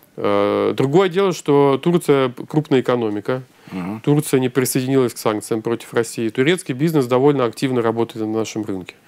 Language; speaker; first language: Russian; native; Russian